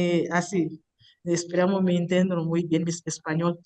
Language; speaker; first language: Spanish; non-native, learner; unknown